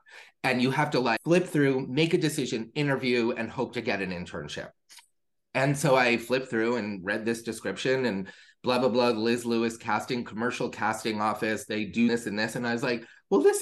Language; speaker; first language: English; native; English